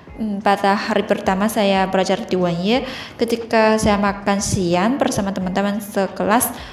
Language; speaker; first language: Indonesian; non-native, fluent; Chinese